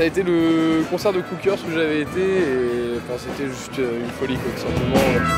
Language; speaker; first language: French; native; French